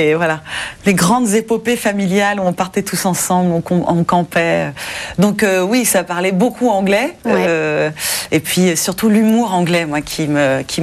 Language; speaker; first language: French; native; French